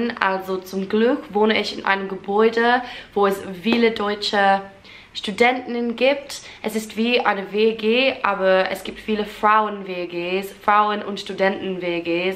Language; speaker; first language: German; non-native, fluent; English